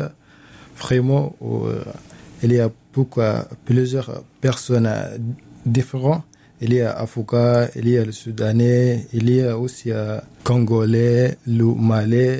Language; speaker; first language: French; non-native, learner; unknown